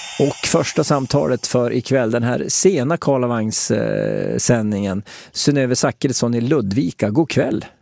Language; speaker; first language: Swedish; native; Swedish